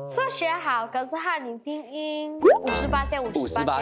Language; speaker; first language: Chinese; non-native, local second language; English